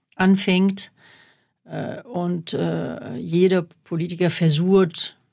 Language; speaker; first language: German; non-native, fluent; French